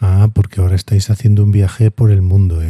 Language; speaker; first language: Spanish; native; Spanish